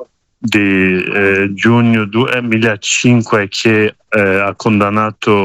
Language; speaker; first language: Italian; non-native, learner; Kurdish